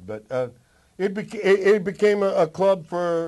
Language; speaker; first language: English; native; English